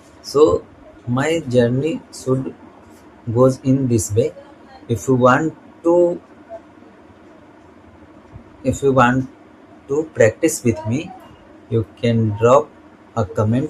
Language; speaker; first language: English; non-native, learner; Hindi